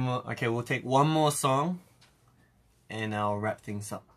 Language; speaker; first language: English; early bilingual, other home language; Korean